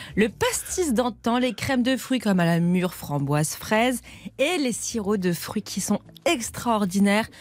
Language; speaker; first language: French; native; French